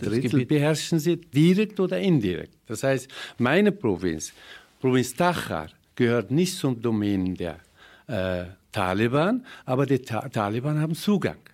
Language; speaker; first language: German; non-native, fluent; Persian